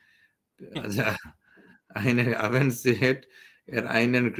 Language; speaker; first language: German; non-native, learner; Bangla